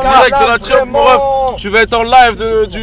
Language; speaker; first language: French; native; French